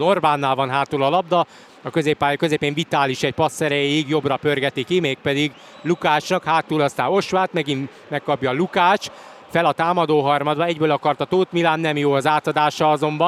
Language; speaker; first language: Hungarian; native; Hungarian